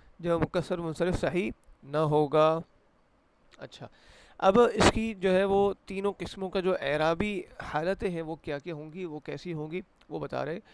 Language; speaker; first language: Urdu; native; Urdu